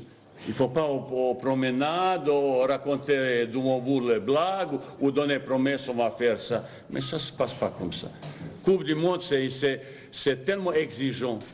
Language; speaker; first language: French; non-native, fluent; Bosnian